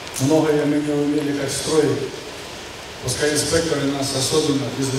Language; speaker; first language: Russian; native; Russian